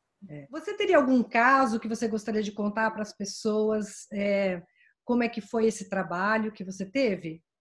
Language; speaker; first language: Portuguese; native; Portuguese